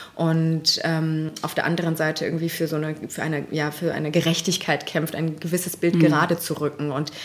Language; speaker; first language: German; early bilingual, other home language; Persian